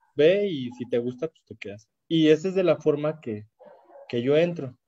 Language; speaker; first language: Spanish; native; Spanish